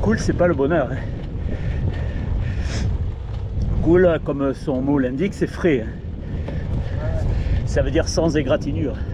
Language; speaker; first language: French; native; French